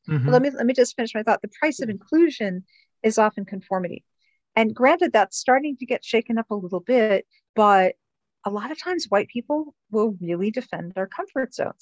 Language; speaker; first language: English; native; English